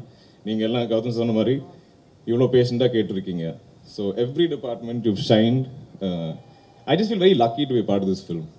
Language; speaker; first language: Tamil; non-native, fluent; Malayalam